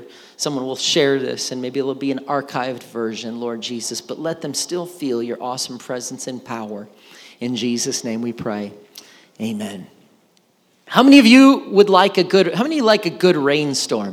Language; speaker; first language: English; native; English